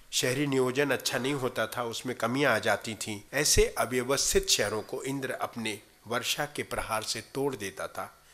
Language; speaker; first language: Hindi; native; Hindi